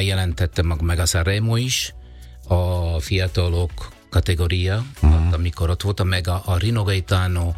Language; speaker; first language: Hungarian; non-native, learner; Italian